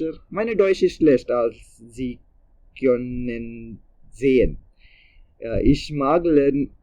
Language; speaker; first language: German; non-native, learner; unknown